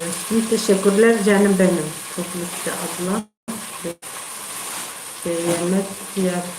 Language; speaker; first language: Turkish; non-native, local second language; Kurdish